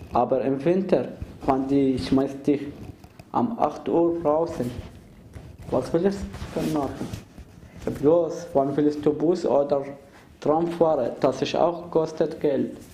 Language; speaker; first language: German; non-native, fluent; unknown